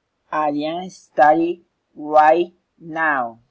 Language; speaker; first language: English; non-native, learner; Spanish